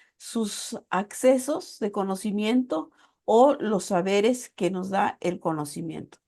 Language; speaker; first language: Spanish; native; Spanish